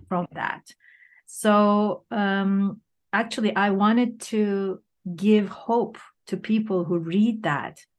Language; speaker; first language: English; non-native, fluent; Turkish